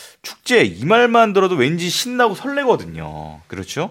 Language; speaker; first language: Korean; native; Korean